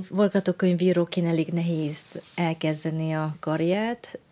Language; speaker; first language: Hungarian; early bilingual, other home language; Vietnamese